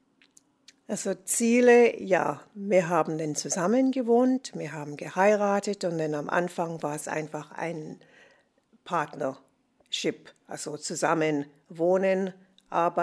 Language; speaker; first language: German; non-native, fluent; English